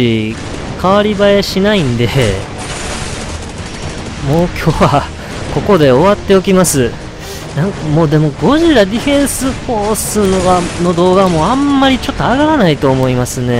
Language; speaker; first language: Japanese; native; Japanese